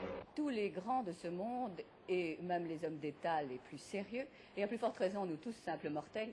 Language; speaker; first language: French; native; French